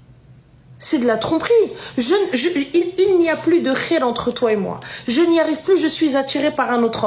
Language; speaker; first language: French; native; French